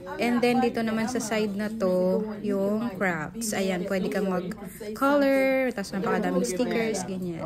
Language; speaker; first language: Filipino; native; Filipino